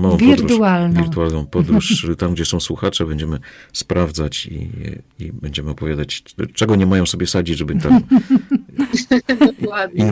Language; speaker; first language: Polish; native; Polish